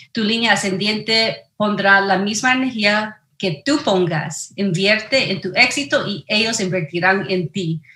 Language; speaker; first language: Spanish; early bilingual, heritage; Spanish